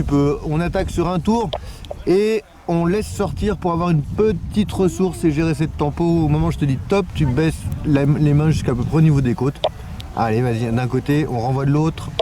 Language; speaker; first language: French; native; French